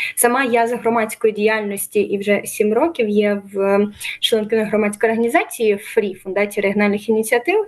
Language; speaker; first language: Ukrainian; native; Ukrainian